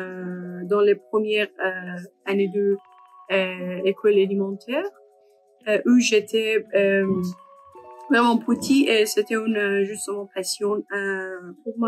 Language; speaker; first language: French; non-native, learner; Persian